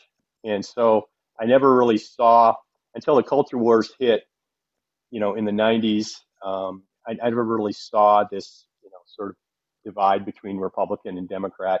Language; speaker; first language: English; native; English